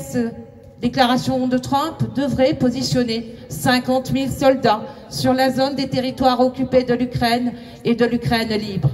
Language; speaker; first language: French; native; French